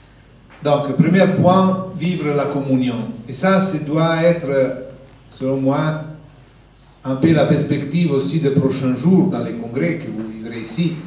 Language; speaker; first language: French; non-native, fluent; Italian